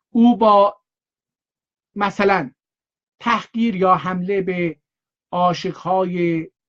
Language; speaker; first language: Persian; non-native, local second language; Azerbaijani